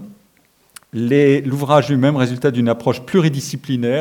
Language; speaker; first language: French; native; French